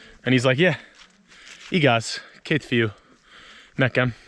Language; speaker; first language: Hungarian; non-native, learner; English